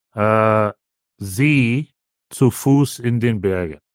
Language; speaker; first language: German; non-native, learner; English